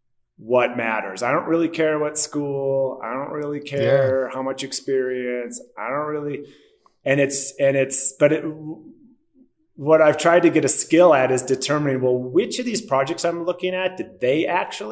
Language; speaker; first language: English; native; English